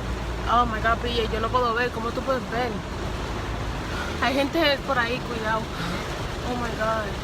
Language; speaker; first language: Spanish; early bilingual, heritage; Spanish